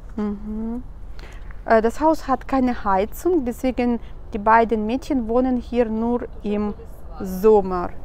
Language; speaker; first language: German; non-native, fluent; Russian